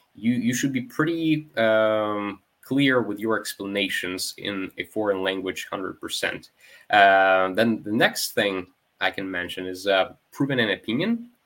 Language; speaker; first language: English; non-native, fluent; Ukrainian